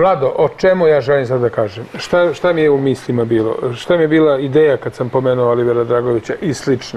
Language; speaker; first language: Croatian; native; Croatian